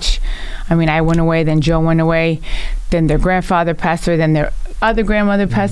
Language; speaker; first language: English; early bilingual, other home language; Italian